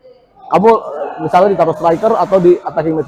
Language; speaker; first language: Indonesian; native; Indonesian